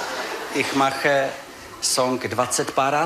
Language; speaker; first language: German; non-native, learner; Czech